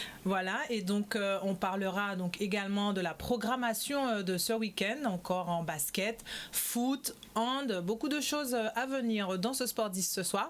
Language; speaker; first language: French; native; French